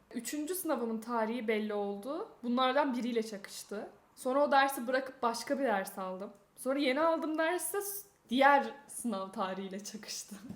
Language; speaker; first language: Turkish; native; Turkish